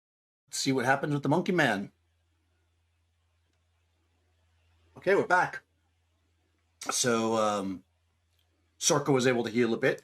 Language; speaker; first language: English; native; English